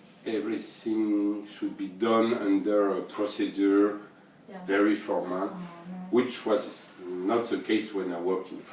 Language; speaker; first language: English; non-native, learner; French